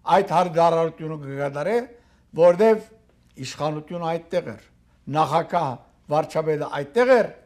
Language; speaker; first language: Armenian; early bilingual, heritage; Armenian